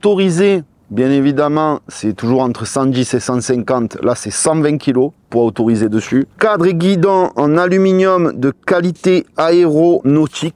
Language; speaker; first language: French; native; French